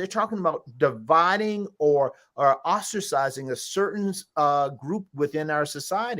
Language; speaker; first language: English; native; English